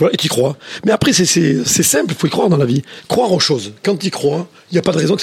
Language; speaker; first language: French; native; French